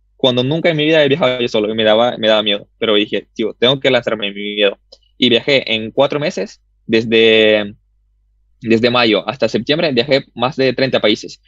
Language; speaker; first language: Spanish; early bilingual, other home language; Russian